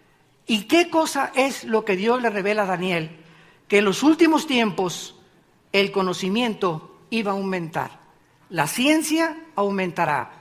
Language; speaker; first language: Spanish; native; Spanish